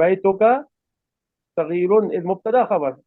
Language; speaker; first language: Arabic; non-native, fluent; Urdu